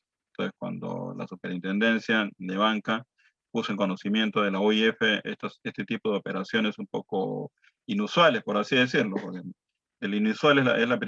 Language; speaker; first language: Spanish; native; Spanish